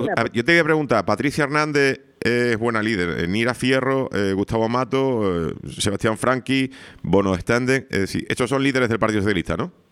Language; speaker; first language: Spanish; native; Spanish